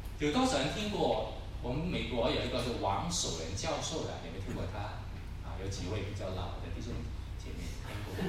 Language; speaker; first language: Chinese; non-native, local second language; Cantonese